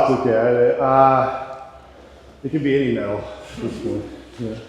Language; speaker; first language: English; native; English